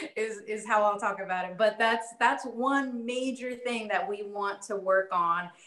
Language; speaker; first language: English; native; English